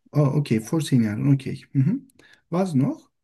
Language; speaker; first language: German; non-native, learner; Turkish